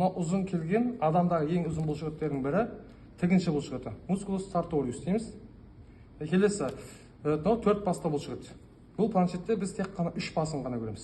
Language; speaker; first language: Kazakh; native; Kazakh